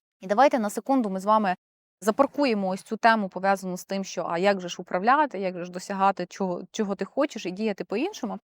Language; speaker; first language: Ukrainian; non-native, local second language; Russian